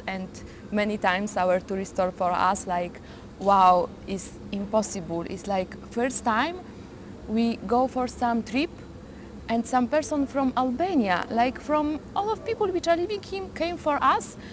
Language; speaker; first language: English; non-native, fluent; Polish